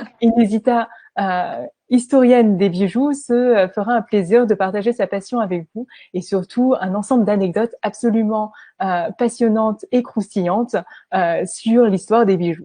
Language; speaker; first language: French; native; French